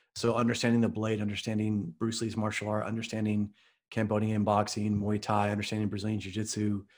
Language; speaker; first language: English; native; English